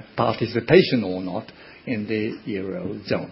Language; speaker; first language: English; non-native, fluent; Japanese